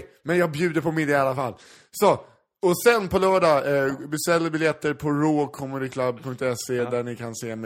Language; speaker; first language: Swedish; native; Swedish